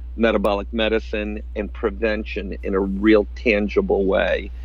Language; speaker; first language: English; native; English